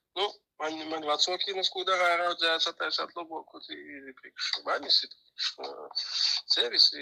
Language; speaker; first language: Latvian; native; Latvian